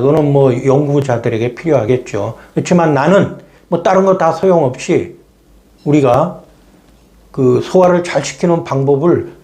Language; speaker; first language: Korean; native; Korean